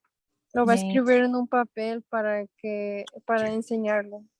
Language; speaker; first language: Spanish; early bilingual, heritage; Spanish